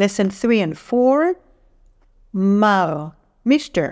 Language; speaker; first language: English; non-native, fluent; Hebrew